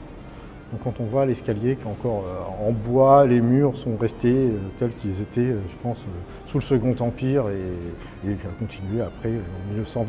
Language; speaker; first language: French; native; French